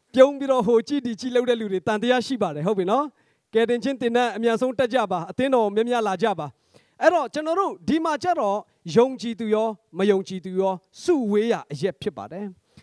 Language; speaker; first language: Burmese; non-native, local second language; Hakha Chin